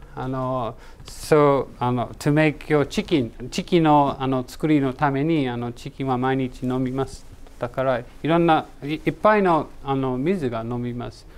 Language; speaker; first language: Japanese; non-native, learner; English